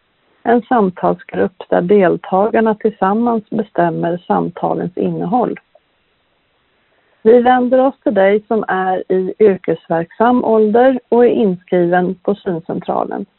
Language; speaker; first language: Swedish; native; Swedish